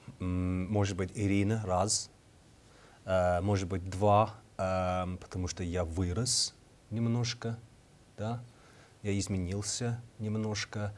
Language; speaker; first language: Russian; non-native, learner; English